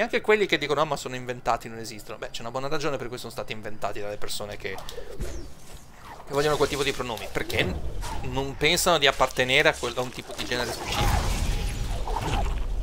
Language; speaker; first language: Italian; native; Italian